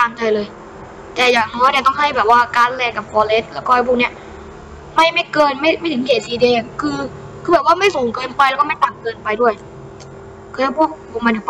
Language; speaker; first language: Thai; native; Thai